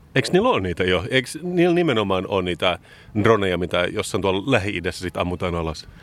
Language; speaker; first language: Finnish; native; Finnish